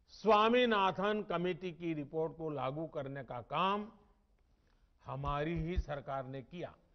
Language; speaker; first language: Hindi; non-native, local second language; Gujarati